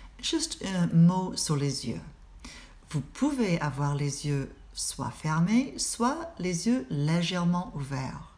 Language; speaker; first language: French; non-native, fluent; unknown